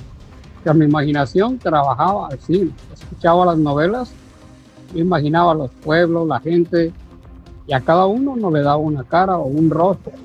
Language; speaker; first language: Spanish; native; Spanish